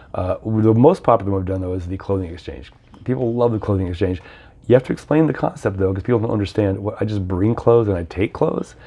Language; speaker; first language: English; native; English